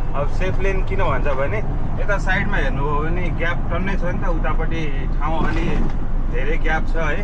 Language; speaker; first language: Nepali; native; Nepali